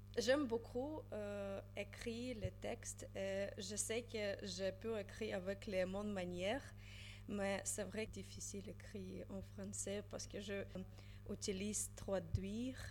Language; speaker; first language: French; non-native, learner; Ukrainian